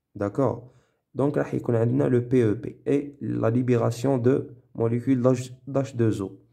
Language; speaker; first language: French; non-native, local second language; Arabic